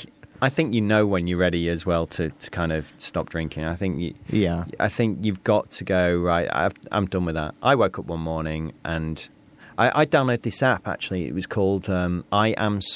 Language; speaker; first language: English; native; English